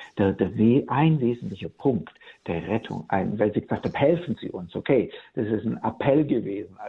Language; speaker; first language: German; native; German